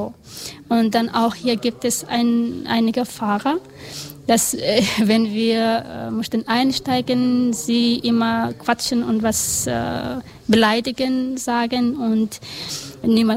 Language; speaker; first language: German; non-native, learner; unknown